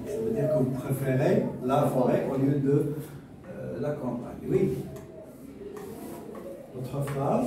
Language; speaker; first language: French; non-native, local second language; Arabic